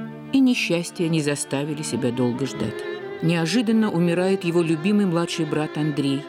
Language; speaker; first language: Russian; native; Russian